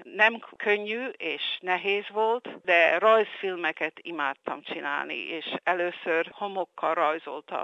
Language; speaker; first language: Hungarian; early bilingual, heritage; Hungarian